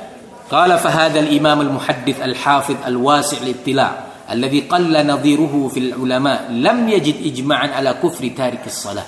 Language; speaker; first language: Arabic; non-native, fluent; Indonesian